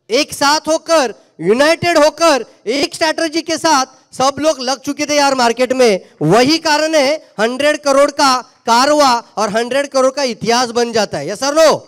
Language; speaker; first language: Hindi; non-native, local second language; Marathi